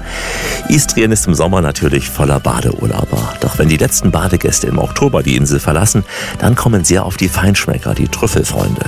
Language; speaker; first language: German; native; German